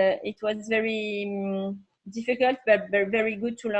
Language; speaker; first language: English; non-native, learner; French